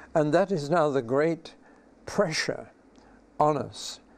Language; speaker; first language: English; native; English